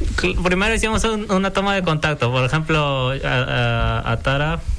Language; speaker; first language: Spanish; native; Spanish